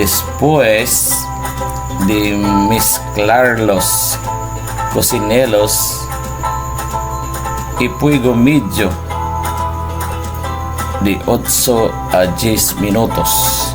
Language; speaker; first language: Spanish; non-native, learner; Filipino